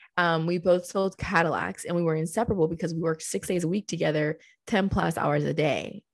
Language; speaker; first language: English; early bilingual, other home language; Spanish